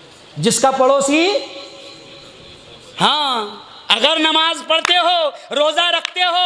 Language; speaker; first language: Urdu; native; Urdu